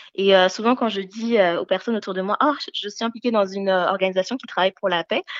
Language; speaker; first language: French; early bilingual, other home language; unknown